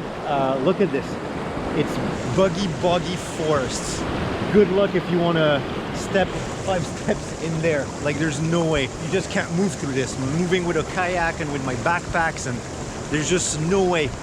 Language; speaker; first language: English; non-native, local second language; French